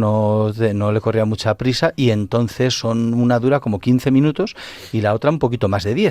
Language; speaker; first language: Spanish; native; Spanish